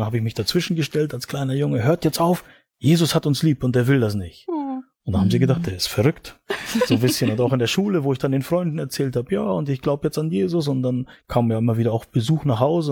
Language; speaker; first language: German; native; German